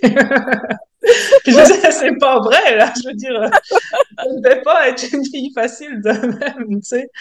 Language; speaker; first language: French; native; French